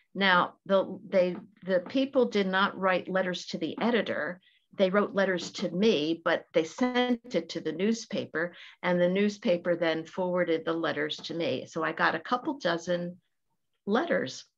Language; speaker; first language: English; native; English